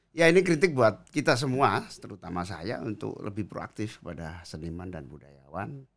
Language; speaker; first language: Indonesian; native; Indonesian